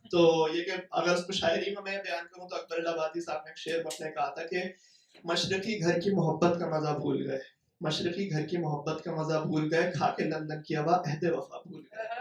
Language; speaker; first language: Urdu; native; Urdu